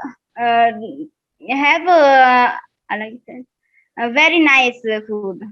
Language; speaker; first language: English; non-native, learner; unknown